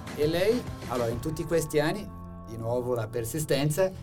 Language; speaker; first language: Italian; non-native, fluent; Portuguese